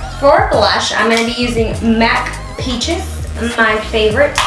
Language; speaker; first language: English; early bilingual, other home language; Spanish